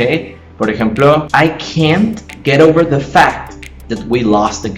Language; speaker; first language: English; non-native, fluent; Spanish